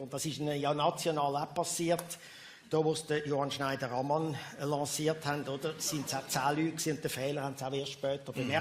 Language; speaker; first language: German; native; German